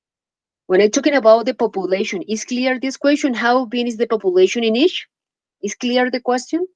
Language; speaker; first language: English; non-native, fluent; Spanish